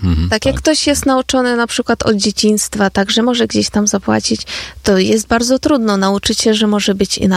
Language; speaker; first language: Polish; non-native, fluent; Ukrainian